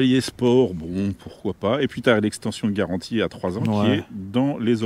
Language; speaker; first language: French; native; French